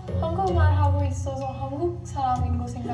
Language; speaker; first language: Korean; non-native, learner; Hindi